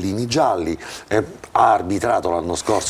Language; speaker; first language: Italian; native; Italian